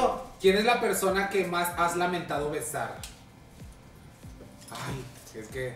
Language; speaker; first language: Spanish; native; Spanish